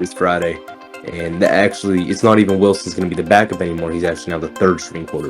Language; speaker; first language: English; native; English